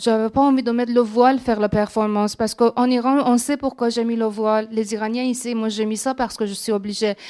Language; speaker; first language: French; non-native, fluent; Persian